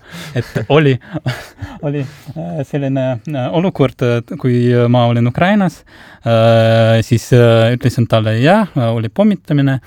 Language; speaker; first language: Estonian; non-native, local second language; Russian